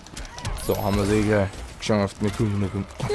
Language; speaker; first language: German; native; German